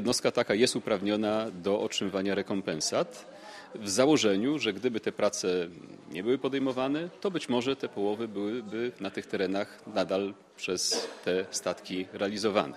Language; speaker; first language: Polish; native; Polish